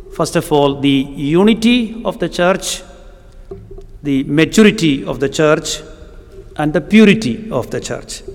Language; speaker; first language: English; non-native, local second language; Malayalam